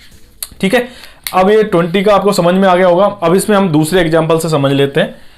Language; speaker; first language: Hindi; native; Hindi